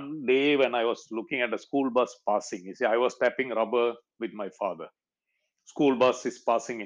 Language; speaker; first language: English; non-native, local second language; Malayalam